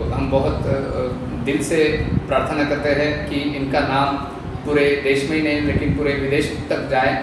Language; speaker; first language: Hindi; non-native, local second language; Marathi